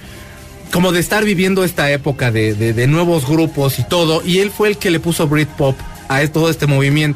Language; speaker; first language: Spanish; native; Spanish